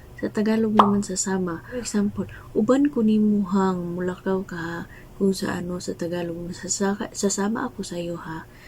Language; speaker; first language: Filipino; non-native, local second language; Cebuano